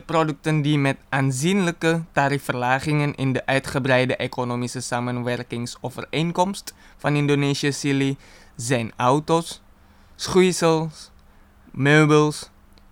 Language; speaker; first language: Dutch; non-native, fluent; Indonesian